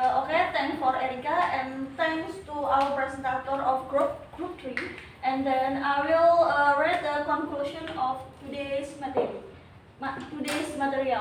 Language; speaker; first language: English; non-native, learner; Indonesian